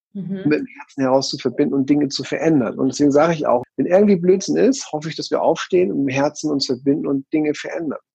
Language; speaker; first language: German; native; German